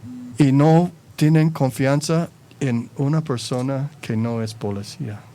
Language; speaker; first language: Spanish; non-native, fluent; English